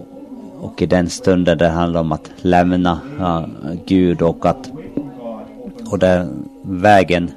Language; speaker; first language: Swedish; non-native, local second language; Finnish